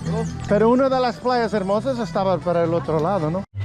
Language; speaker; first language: Spanish; non-native, learner; English